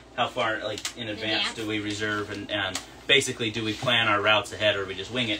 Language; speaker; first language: English; native; English